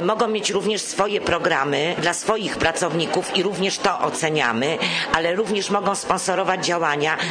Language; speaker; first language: Polish; native; Polish